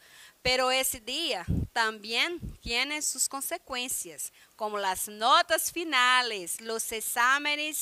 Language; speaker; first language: Spanish; non-native, fluent; Portuguese